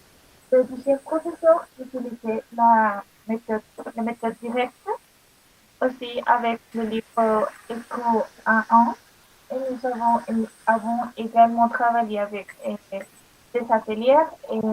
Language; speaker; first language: French; non-native, learner; Spanish